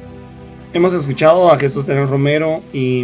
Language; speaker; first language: Spanish; native; Spanish